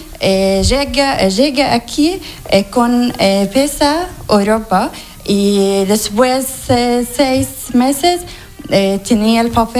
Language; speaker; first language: Spanish; non-native, learner; Arabic